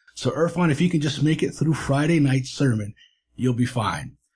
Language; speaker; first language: English; native; English